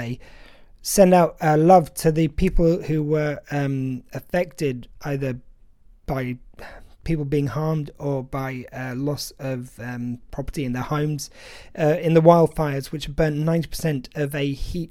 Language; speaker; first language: English; native; English